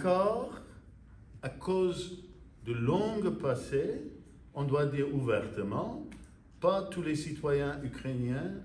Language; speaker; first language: French; non-native, fluent; English